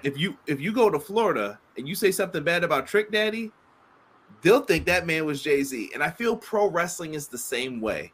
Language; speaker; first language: English; native; English